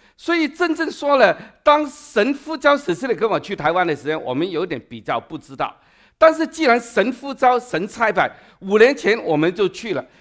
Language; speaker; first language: Chinese; non-native, local second language; Cantonese